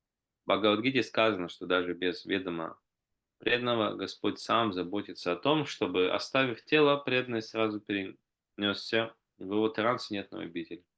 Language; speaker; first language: Russian; native; Russian